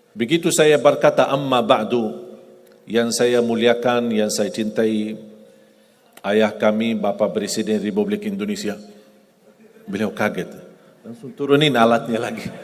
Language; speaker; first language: Indonesian; non-native, fluent; Arabic